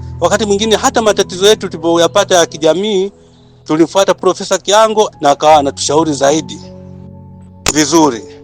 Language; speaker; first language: Swahili; native; Swahili